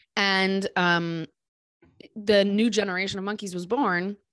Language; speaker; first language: English; native; English